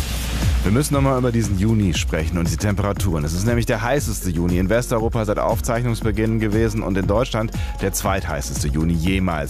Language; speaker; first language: German; native; German